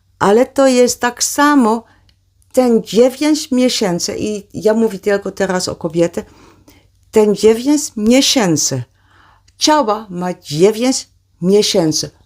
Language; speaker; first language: Polish; non-native, learner; Dutch